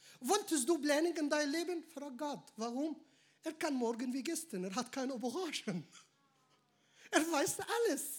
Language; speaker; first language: German; non-native, learner; Arabic